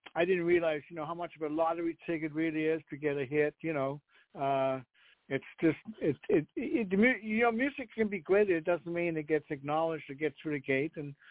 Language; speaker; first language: English; non-native, fluent; Danish